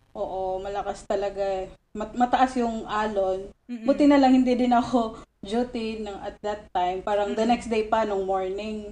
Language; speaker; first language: Filipino; non-native, local second language; Waray